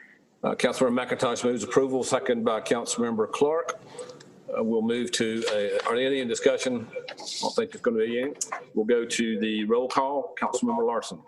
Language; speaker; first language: English; native; English